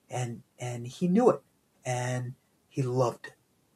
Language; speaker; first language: English; native; English